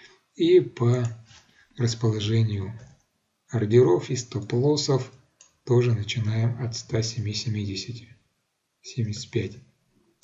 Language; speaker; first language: Russian; native; Russian